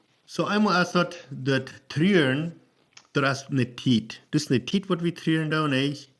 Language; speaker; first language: German; non-native, learner; Plautdietsch